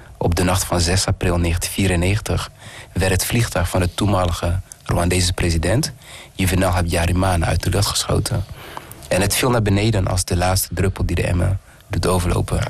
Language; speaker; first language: Dutch; early bilingual, other home language; Kinyarwanda